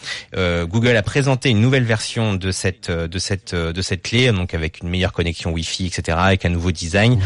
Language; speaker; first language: French; native; French